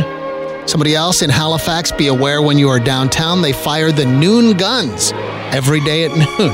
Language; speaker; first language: English; native; English